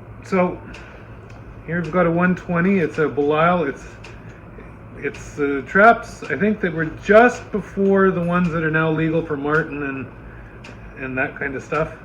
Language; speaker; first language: English; native; English